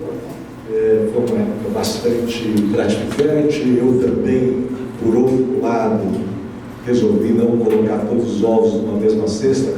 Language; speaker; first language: Portuguese; native; Portuguese